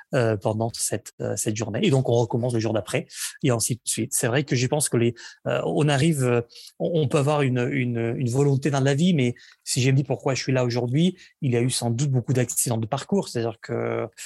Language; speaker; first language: French; non-native, fluent; Spanish